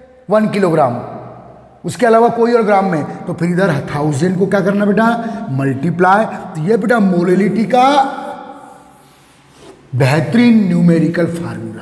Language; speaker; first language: Hindi; native; Hindi